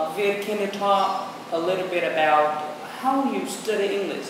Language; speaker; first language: English; non-native, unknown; Vietnamese